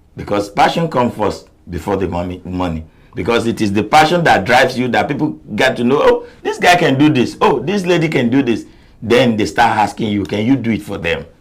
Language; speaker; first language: English; non-native, local second language; Yoruba